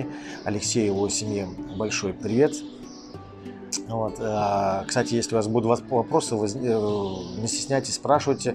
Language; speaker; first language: Russian; native; Russian